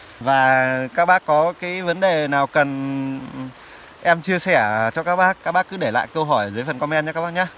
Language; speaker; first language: Vietnamese; non-native, local second language; Tày